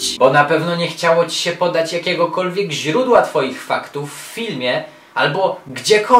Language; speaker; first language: Polish; native; Polish